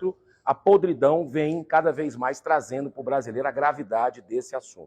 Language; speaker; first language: Portuguese; native; Portuguese